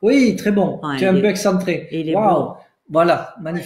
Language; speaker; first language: French; native; French